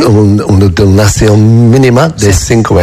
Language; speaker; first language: Spanish; non-native, fluent; English